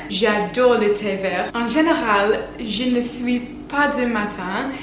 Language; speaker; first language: French; non-native, learner; English